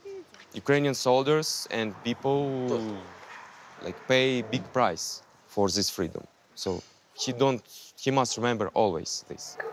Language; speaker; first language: English; non-native, learner; Ukrainian